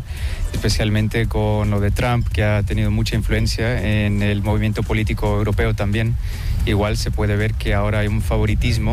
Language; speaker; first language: Spanish; early bilingual, heritage; Spanish